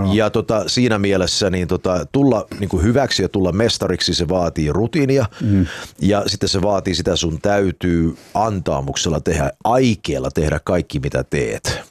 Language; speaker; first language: Finnish; early bilingual, heritage; Finnish